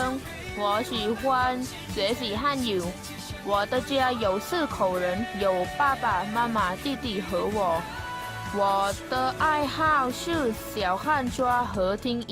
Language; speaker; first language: Chinese; non-native, learner; Thai